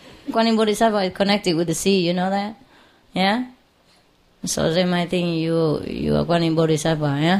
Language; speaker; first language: English; non-native, fluent; Vietnamese